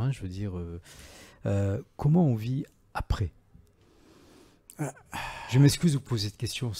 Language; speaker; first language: French; native; French